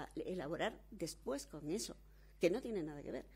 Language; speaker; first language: Spanish; native; Spanish